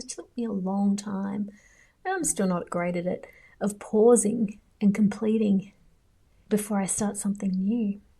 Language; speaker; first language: English; native; English